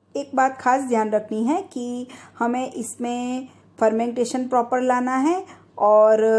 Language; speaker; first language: Hindi; non-native, local second language; Gujarati